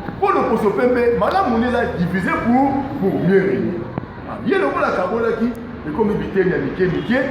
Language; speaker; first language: Lingala; non-native, local second language; Kongo